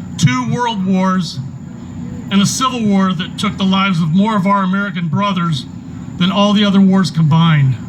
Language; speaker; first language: English; native; English